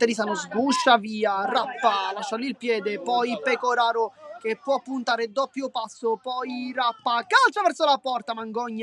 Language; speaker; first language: Italian; native; Italian